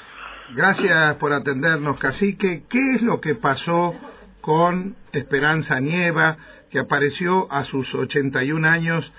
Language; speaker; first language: Spanish; native; Spanish